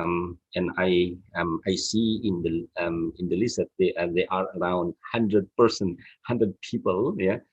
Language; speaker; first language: English; non-native, fluent; Indonesian